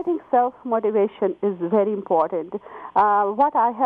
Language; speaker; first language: English; non-native, local second language; Hindi